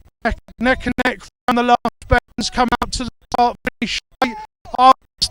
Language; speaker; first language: English; native; English